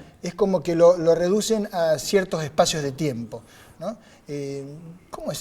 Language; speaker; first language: Spanish; native; Spanish